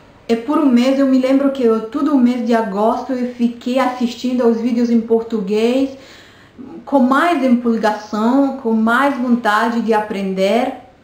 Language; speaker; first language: Portuguese; non-native, fluent; Romanian